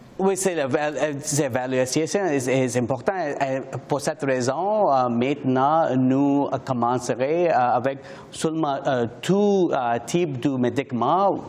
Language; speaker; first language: French; non-native, learner; English